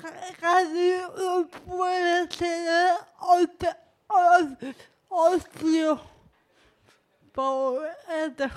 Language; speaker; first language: Spanish; non-native, learner; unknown